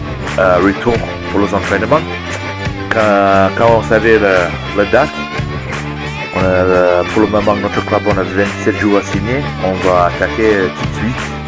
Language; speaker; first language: French; non-native, learner; English